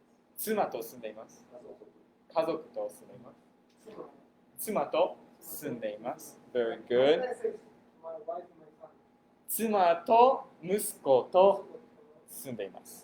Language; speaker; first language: Japanese; non-native, fluent; English